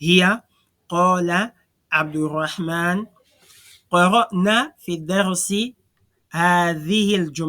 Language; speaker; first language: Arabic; non-native, fluent; French